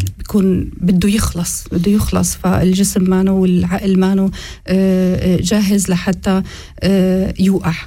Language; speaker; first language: Arabic; non-native, local second language; Kurdish